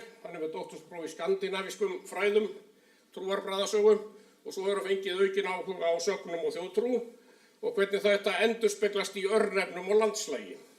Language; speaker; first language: Icelandic; native; Icelandic